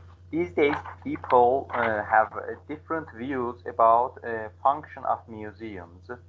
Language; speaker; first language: English; non-native, learner; Azerbaijani